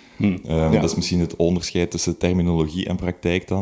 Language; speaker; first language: Dutch; native; Dutch